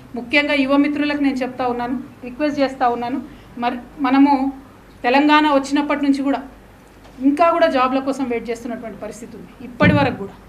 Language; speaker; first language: Telugu; native; Telugu